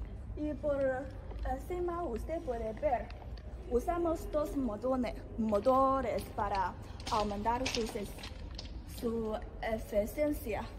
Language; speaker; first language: Spanish; non-native, learner; Chinese